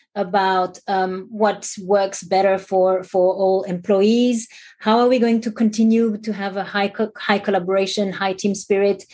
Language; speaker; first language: English; non-native, fluent; French